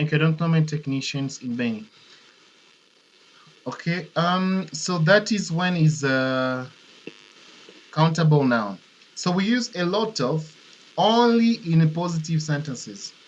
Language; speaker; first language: English; non-native, fluent; Swahili